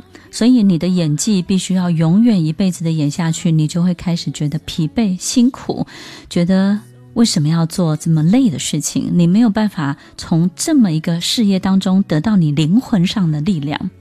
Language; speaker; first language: Chinese; native; Chinese